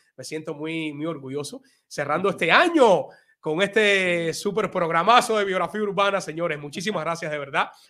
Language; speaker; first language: Spanish; native; Spanish